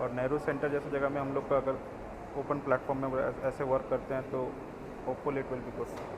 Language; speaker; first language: Hindi; native; Hindi